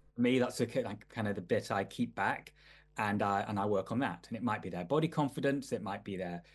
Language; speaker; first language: English; native; English